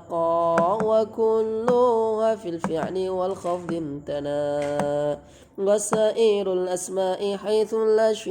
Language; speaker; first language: Arabic; non-native, fluent; Indonesian